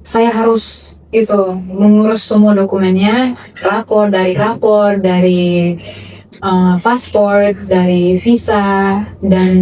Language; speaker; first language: Indonesian; non-native, fluent; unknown